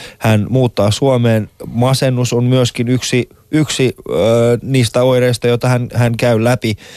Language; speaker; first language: Finnish; early bilingual, other home language; Persian